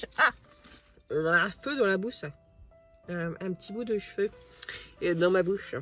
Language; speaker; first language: French; native; French